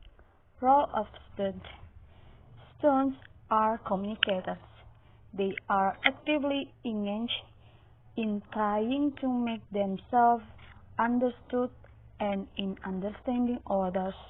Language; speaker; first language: English; non-native, learner; Indonesian